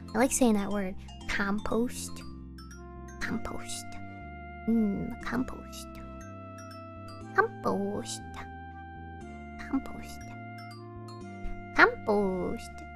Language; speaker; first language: English; native; English